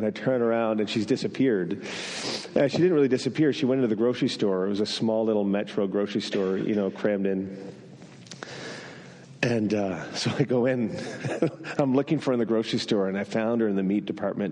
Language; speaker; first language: English; non-native, fluent; French